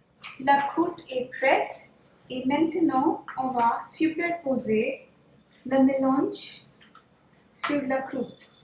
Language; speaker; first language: French; non-native, fluent; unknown